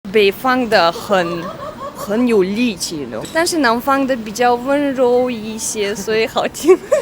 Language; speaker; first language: Chinese; non-native, fluent; Tajik